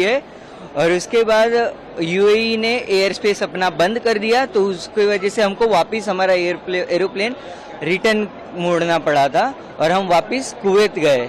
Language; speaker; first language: Hindi; native; Hindi